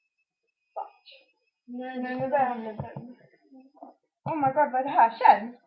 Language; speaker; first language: Swedish; native; Swedish